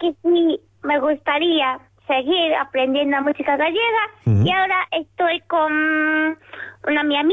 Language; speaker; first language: Spanish; non-native, learner; Japanese